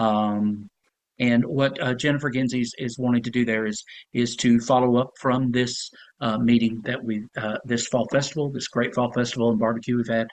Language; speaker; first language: English; native; English